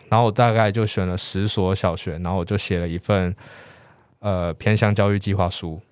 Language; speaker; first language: Chinese; native; Chinese